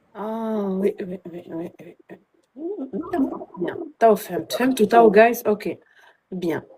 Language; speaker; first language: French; non-native, learner; Arabic